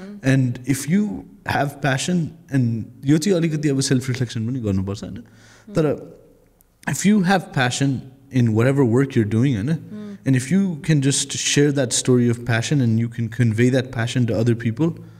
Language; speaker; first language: English; early bilingual, other home language; Nepali